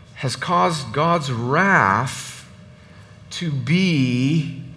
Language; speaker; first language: English; native; English